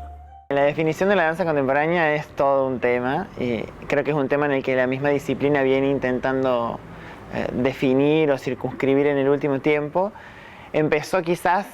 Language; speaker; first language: Spanish; native; Spanish